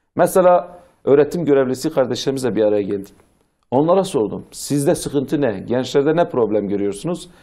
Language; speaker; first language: Turkish; non-native, local second language; Zaza